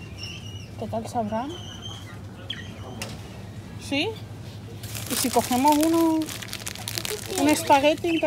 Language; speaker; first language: Spanish; non-native, fluent; Georgian